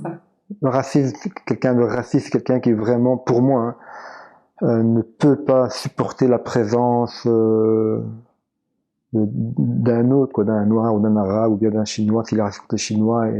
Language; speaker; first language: French; early bilingual, other home language; Arabic